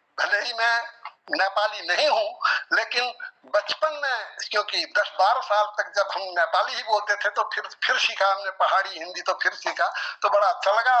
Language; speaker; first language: Hindi; non-native, local second language; Nepali